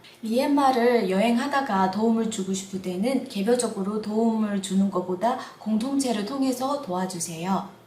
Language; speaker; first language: Korean; non-native, fluent; Burmese